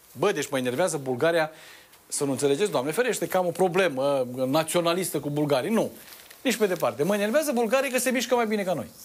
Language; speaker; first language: Romanian; native; Romanian